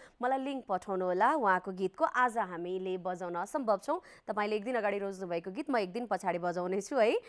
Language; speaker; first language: Nepali; native; Nepali